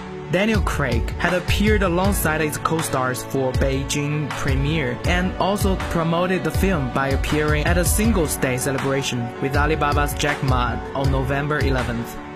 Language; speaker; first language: English; non-native, fluent; Chinese